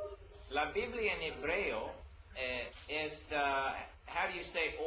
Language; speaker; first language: Spanish; non-native, learner; English